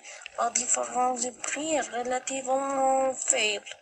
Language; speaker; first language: French; non-native, learner; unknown